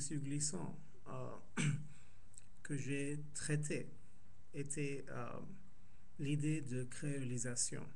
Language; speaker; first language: French; non-native, fluent; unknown